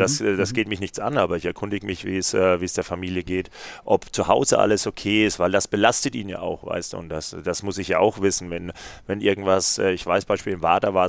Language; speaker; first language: German; native; German